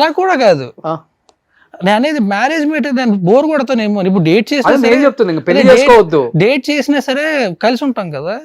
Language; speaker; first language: Telugu; native; Telugu